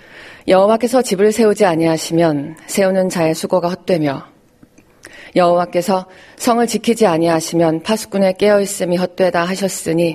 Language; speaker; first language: Korean; native; Korean